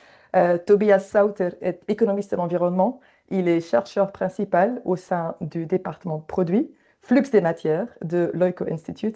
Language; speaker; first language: French; native; French